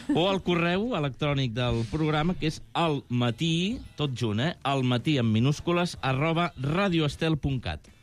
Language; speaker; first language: Catalan; native; Catalan